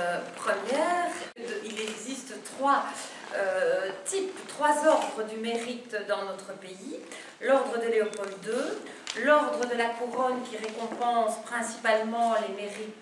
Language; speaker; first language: French; native; French